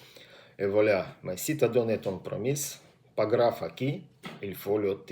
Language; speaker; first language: French; non-native, learner; Russian